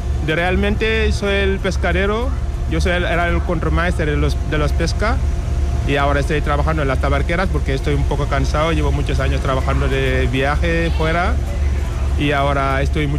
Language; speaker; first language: Spanish; non-native, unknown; Wolof